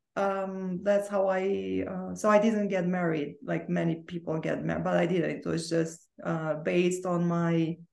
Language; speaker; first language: English; non-native, fluent; Romanian